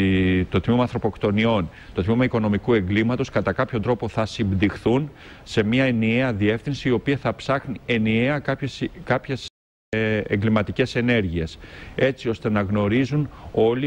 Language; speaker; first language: Greek; native; Greek